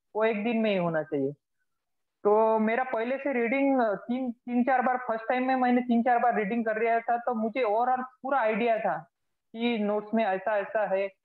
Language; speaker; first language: Hindi; non-native, local second language; Marathi